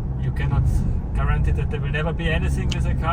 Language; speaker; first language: English; non-native, fluent; German